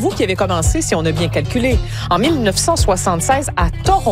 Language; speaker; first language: French; native; French